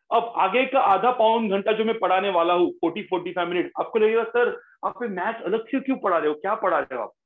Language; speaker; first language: Hindi; non-native, local second language; Marathi